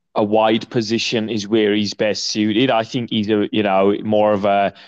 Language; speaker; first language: English; native; English